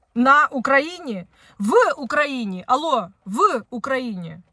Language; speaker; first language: Russian; non-native, local second language; Ukrainian